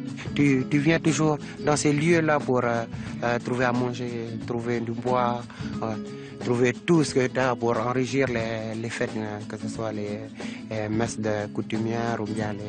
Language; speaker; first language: French; non-native, local second language; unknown